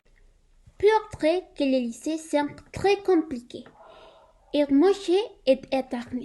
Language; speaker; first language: French; non-native, learner; Spanish